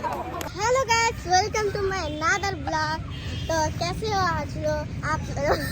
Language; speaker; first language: Hindi; non-native, local second language; Bangla